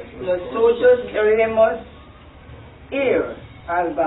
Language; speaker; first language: Spanish; non-native, learner; English